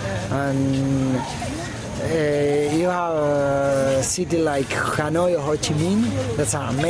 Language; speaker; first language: English; non-native, learner; Spanish